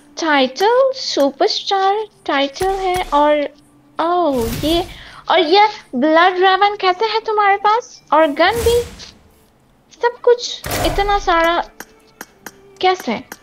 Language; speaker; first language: Hindi; non-native, learner; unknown